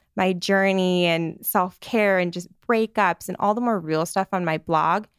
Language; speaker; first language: English; native; English